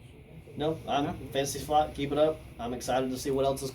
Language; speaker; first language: English; native; English